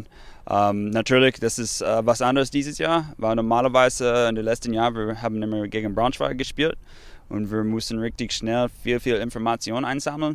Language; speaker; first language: German; non-native, fluent; English